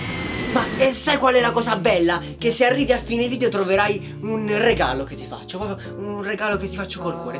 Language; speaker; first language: Italian; native; Italian